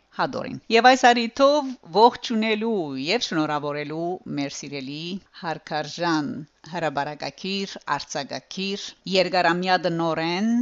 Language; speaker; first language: Armenian; early bilingual, heritage; Armenian